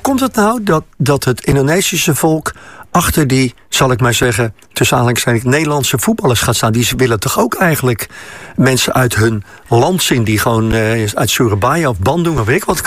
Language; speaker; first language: Dutch; native; Dutch